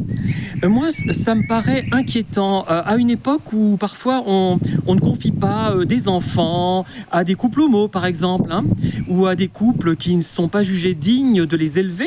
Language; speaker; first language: French; native; French